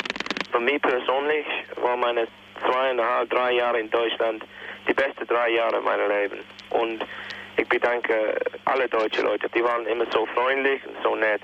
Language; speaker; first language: German; non-native, fluent; English